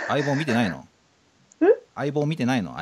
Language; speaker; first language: Japanese; native; Japanese